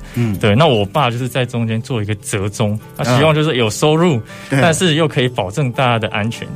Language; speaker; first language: Chinese; native; Chinese